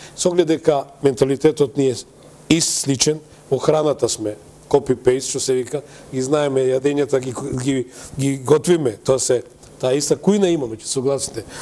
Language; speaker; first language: Macedonian; native; Macedonian